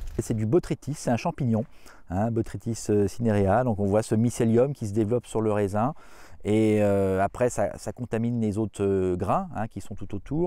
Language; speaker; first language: French; native; French